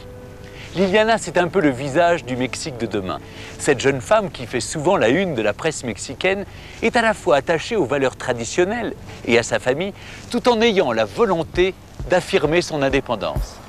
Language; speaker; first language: French; native; French